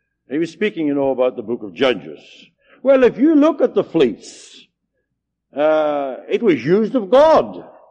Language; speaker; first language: English; native; English